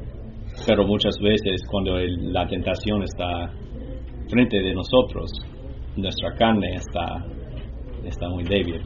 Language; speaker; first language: Spanish; non-native, learner; English